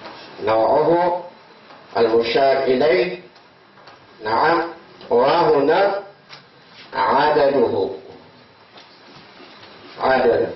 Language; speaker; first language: Arabic; non-native, fluent; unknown